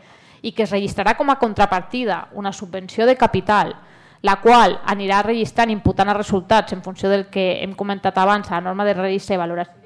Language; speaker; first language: Catalan; native; Catalan